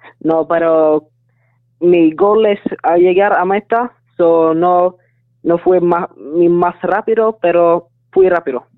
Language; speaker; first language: Spanish; non-native, learner; English